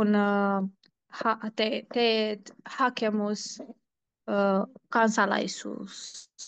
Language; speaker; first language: Finnish; non-native, learner; Turkish